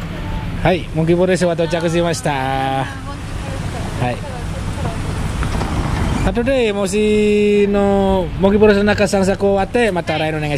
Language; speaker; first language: Japanese; non-native, learner; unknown